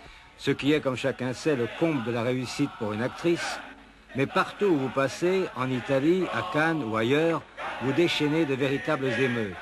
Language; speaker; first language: French; native; French